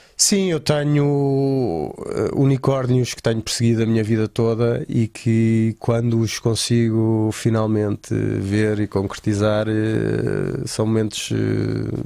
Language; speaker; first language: Portuguese; native; Portuguese